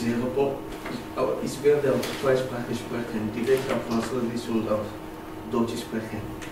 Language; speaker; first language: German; non-native, learner; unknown